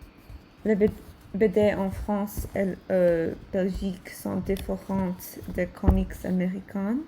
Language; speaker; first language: French; non-native, learner; English